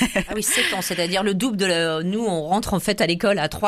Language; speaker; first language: French; native; French